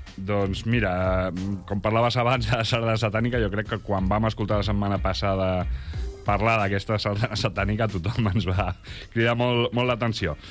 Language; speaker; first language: Catalan; native; Catalan